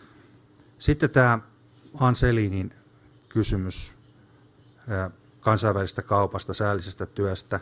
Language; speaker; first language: Finnish; native; Finnish